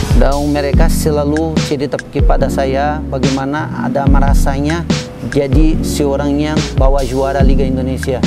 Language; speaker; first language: Indonesian; non-native, fluent; Portuguese